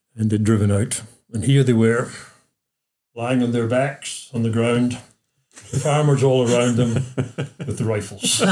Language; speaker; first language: English; native; English